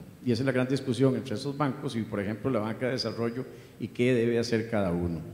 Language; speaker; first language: Spanish; native; Spanish